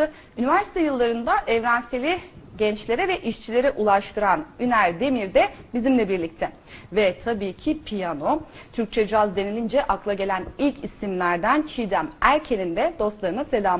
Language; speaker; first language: Turkish; native; Turkish